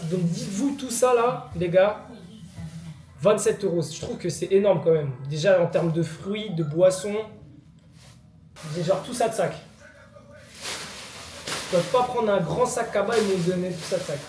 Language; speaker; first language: French; native; French